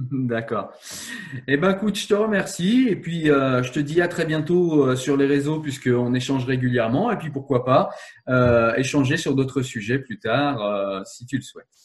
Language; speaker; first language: French; native; French